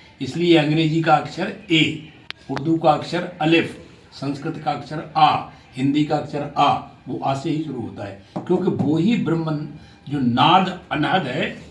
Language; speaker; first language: Hindi; native; Hindi